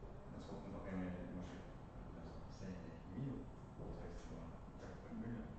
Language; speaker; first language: Russian; native; Russian